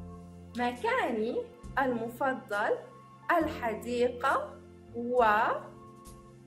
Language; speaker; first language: Arabic; early bilingual, heritage; Arabic